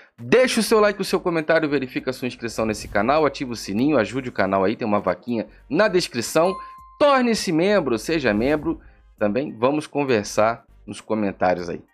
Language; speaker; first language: Portuguese; native; Portuguese